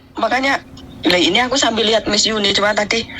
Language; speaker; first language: Indonesian; native; Indonesian